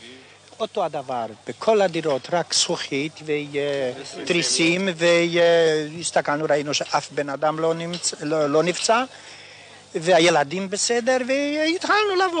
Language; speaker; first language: Hebrew; non-native, fluent; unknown